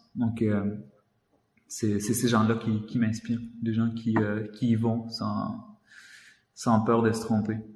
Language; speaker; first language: French; non-native, fluent; Spanish